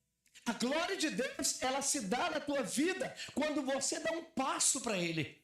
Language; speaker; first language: Portuguese; native; Portuguese